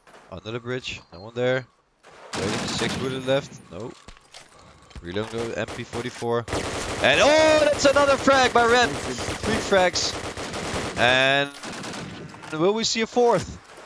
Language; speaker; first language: English; non-native, fluent; Dutch